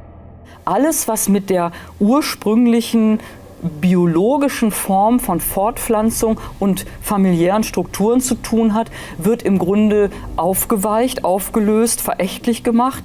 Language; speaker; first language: German; native; German